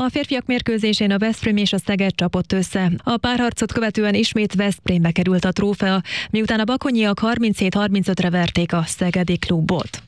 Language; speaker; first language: Hungarian; native; Hungarian